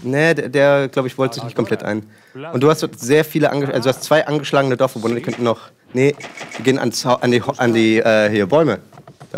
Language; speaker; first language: German; native; German